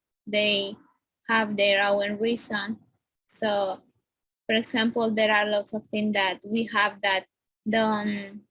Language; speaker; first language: English; non-native, learner; Spanish